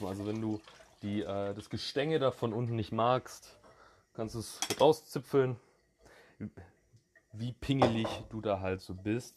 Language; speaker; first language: German; native; German